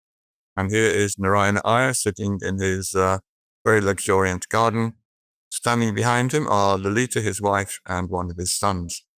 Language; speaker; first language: English; native; English